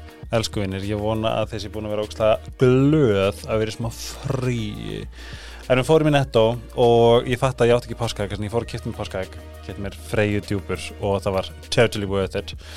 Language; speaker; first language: Icelandic; native; Icelandic